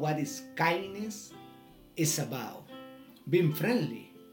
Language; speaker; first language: English; non-native, learner; Spanish